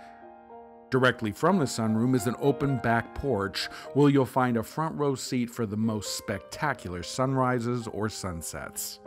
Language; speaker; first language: English; native; English